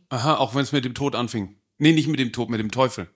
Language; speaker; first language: German; native; German